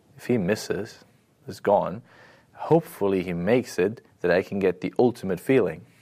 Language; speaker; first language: English; non-native, fluent; German